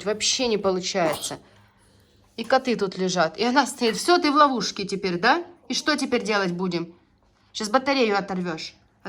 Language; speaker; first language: Russian; native; Russian